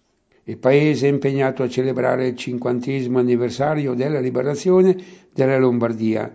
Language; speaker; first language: Italian; native; Italian